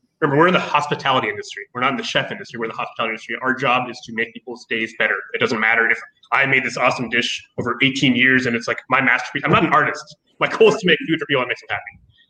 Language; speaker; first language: English; native; English